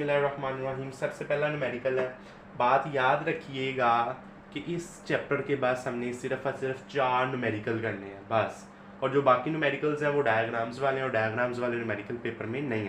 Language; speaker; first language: Hindi; non-native, local second language; Punjabi